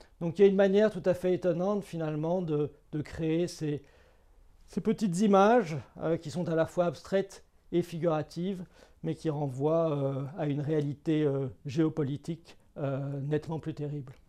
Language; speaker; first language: French; native; French